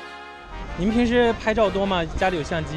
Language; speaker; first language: Chinese; native; Chinese